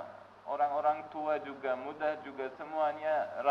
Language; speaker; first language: Indonesian; non-native, learner; Uzbek